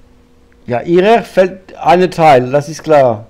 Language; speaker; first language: German; non-native, fluent; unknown